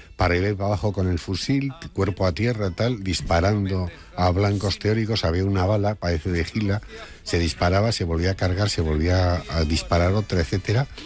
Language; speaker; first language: Spanish; native; Spanish